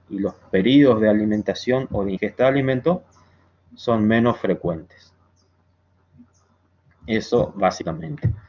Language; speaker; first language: Spanish; native; Spanish